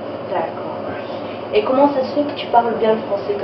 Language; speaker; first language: French; native; French